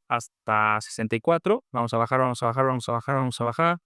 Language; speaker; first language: Spanish; native; Spanish